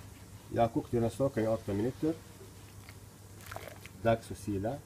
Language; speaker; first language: Swedish; non-native, learner; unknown